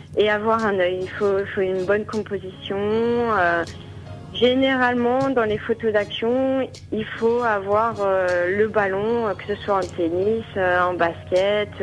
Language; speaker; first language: French; native; French